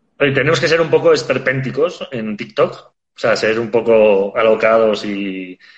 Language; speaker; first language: Spanish; native; Spanish